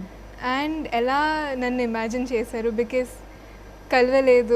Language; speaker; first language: Telugu; non-native, fluent; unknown